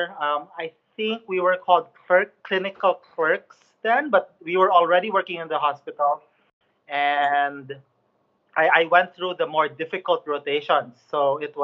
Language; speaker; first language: English; non-native, local second language; Cebuano